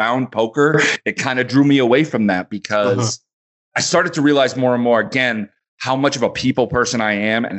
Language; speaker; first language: English; native; English